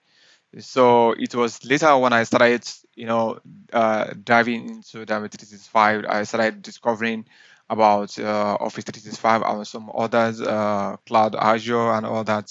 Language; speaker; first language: English; non-native, local second language; Yoruba